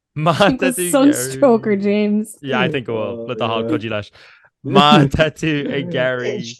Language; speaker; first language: Irish; native; Irish